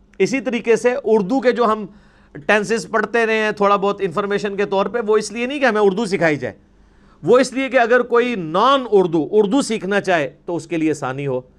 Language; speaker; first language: Urdu; non-native, local second language; Punjabi